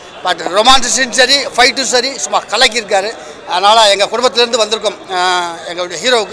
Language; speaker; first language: Tamil; native; Tamil